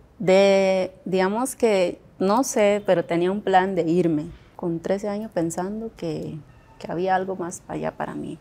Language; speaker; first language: Spanish; non-native, local second language; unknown